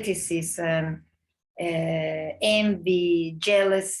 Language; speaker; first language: English; non-native, fluent; Spanish